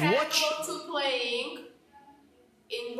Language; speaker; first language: English; non-native, learner; Turkish